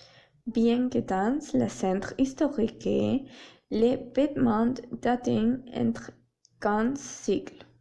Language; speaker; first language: French; non-native, learner; Spanish